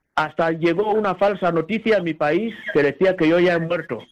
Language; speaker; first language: Spanish; non-native, local second language; Fang